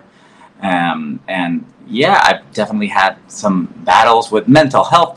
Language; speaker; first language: English; non-native, fluent; Spanish